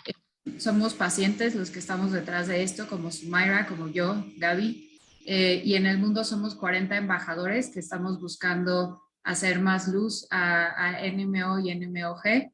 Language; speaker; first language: Spanish; native; Spanish